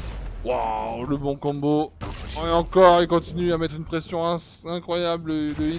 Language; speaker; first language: French; native; French